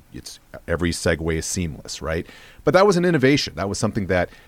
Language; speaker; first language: English; native; English